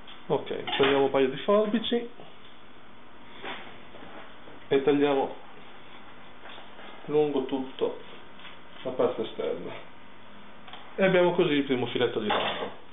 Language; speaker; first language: Italian; native; Italian